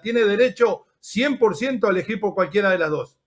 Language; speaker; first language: Spanish; native; Spanish